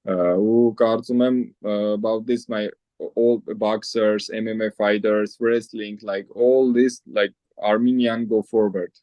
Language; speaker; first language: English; non-native, learner; Armenian